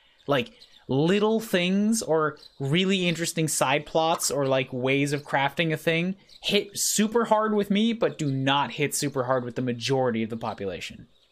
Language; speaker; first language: English; native; English